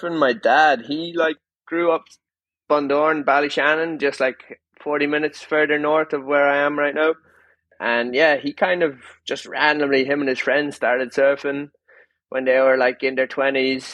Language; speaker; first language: English; native; English